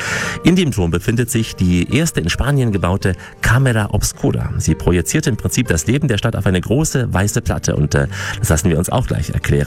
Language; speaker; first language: German; native; German